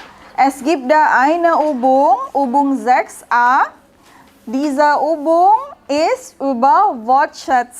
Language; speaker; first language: German; non-native, learner; Indonesian